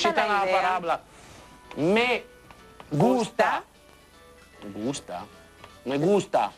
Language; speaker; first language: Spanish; non-native, learner; Italian